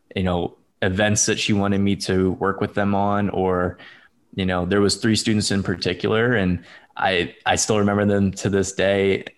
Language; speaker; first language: English; native; English